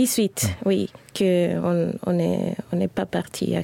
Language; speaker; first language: French; non-native, fluent; Spanish